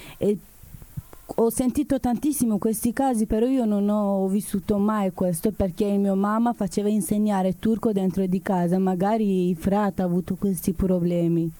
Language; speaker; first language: Italian; non-native, learner; Kurdish